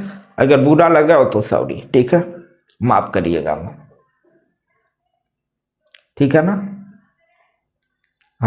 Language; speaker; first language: Hindi; native; Hindi